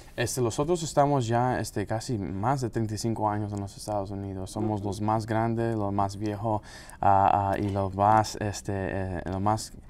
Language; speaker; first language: Spanish; non-native, local second language; English